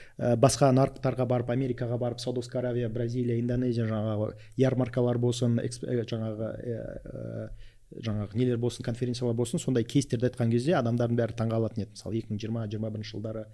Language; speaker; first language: Kazakh; non-native, local second language; Russian